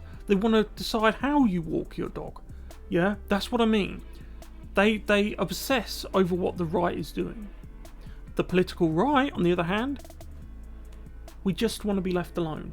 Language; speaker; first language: English; native; English